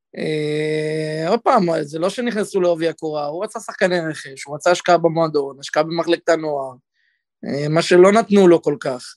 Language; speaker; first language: Hebrew; native; Hebrew